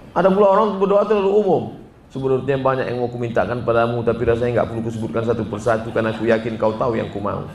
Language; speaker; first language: Indonesian; native; Indonesian